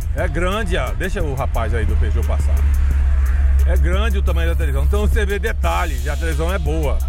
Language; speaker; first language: Portuguese; native; Portuguese